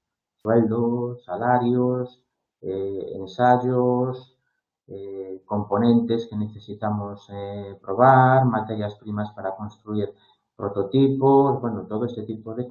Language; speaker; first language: Spanish; native; Spanish